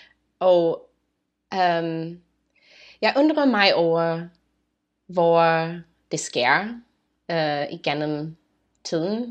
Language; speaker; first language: Danish; non-native, learner; English